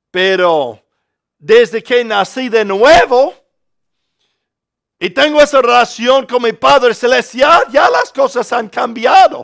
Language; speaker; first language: Spanish; non-native, fluent; English